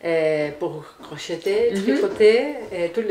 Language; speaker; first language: French; non-native, learner; Spanish